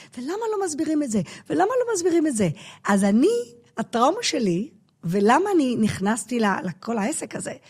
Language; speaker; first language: Hebrew; non-native, fluent; English